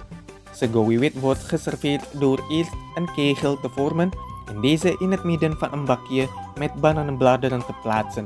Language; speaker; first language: Dutch; non-native, fluent; Indonesian